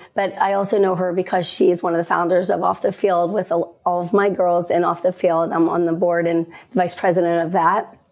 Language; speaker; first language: English; native; English